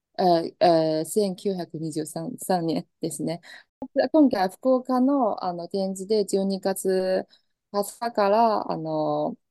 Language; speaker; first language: Japanese; non-native, fluent; Chinese